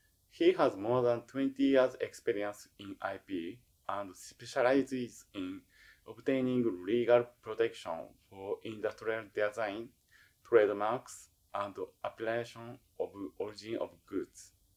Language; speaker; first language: English; non-native, fluent; Japanese